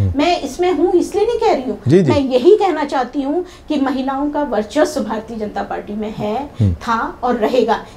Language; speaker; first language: Hindi; native; Hindi